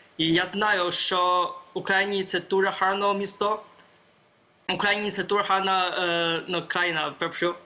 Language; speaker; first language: Ukrainian; non-native, learner; Chinese